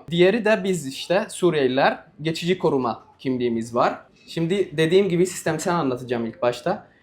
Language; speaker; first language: Turkish; non-native, fluent; Arabic